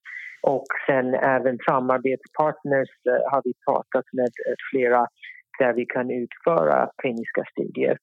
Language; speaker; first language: Swedish; non-native, fluent; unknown